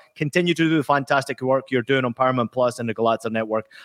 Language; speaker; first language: English; native; English